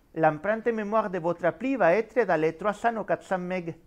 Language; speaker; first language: French; non-native, fluent; Spanish